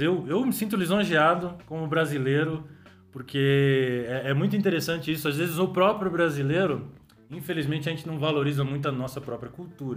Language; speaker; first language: Portuguese; native; Portuguese